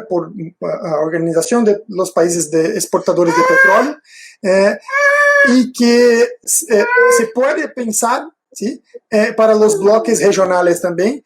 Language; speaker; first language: Spanish; non-native, fluent; Portuguese